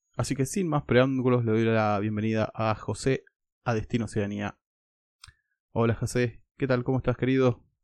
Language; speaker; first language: Spanish; native; Spanish